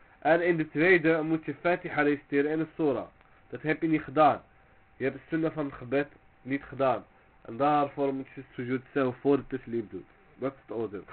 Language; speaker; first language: Dutch; early bilingual, other home language; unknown